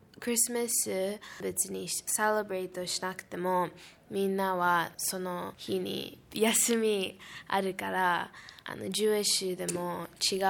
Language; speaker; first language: Japanese; early bilingual, heritage; Japanese